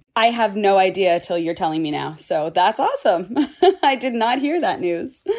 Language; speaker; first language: English; native; English